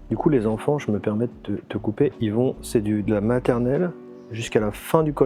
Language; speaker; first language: French; native; French